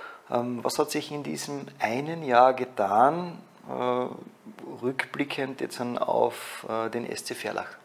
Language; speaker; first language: German; native; German